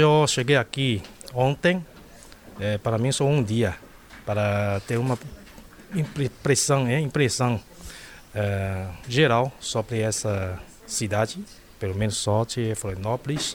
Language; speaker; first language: Portuguese; non-native, fluent; Chinese